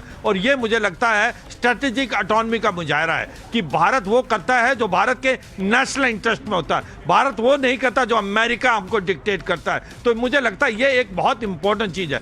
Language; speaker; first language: Hindi; native; Hindi